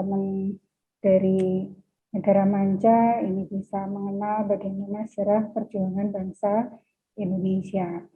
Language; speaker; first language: Indonesian; native; Indonesian